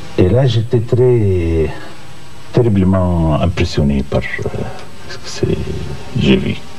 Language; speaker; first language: French; non-native, fluent; Arabic